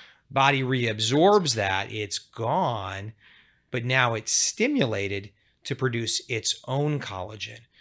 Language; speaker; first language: English; native; English